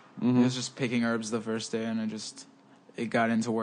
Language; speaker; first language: English; early bilingual, other home language; Spanish